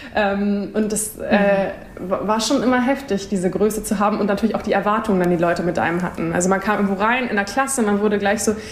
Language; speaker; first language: German; native; German